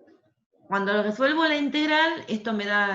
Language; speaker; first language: Spanish; native; Spanish